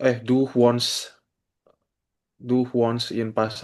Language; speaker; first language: German; non-native, learner; Indonesian